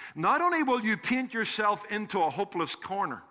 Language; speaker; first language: English; native; English